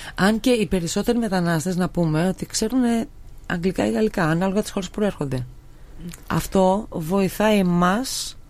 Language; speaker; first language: Greek; native; Greek